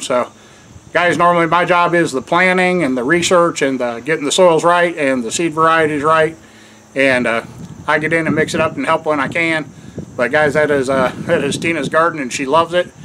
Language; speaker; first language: English; native; English